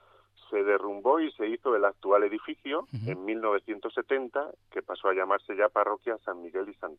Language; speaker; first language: Spanish; native; Spanish